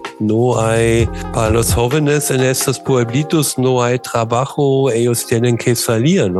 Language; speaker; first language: Spanish; non-native, learner; German